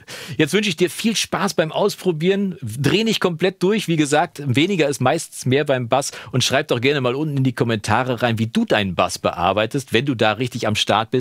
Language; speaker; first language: German; native; German